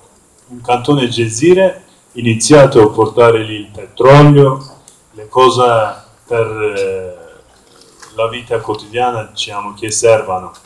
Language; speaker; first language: Italian; non-native, learner; Kurdish